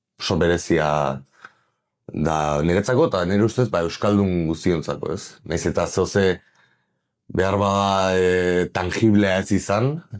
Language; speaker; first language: Basque; native; Basque